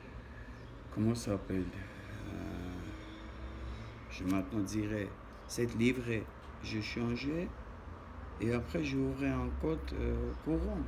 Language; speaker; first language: French; non-native, learner; Armenian